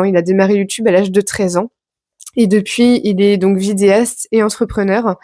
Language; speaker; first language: French; native; French